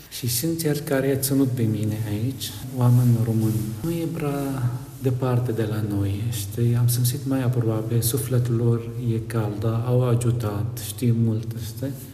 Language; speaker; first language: Romanian; non-native, learner; Arabic